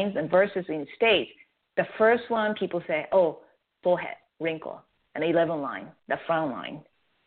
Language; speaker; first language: English; non-native, fluent; Japanese